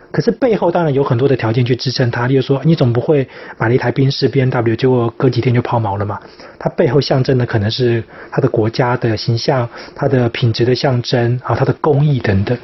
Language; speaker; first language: Chinese; native; Chinese